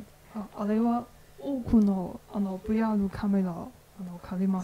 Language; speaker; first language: Japanese; non-native, learner; Chinese